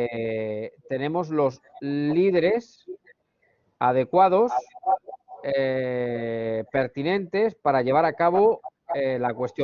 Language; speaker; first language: Spanish; native; Spanish